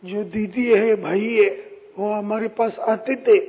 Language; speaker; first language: Hindi; non-native, local second language; Marathi